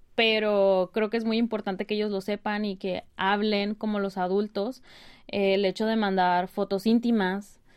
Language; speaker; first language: Spanish; native; Spanish